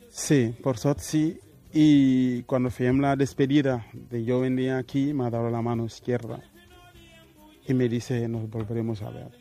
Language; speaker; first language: Spanish; non-native, fluent; Wolof